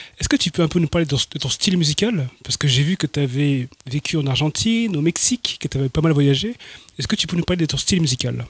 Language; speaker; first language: French; native; French